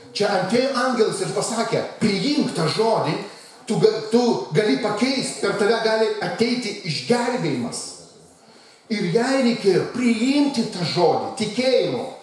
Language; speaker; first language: Lithuanian; non-native, local second language; Russian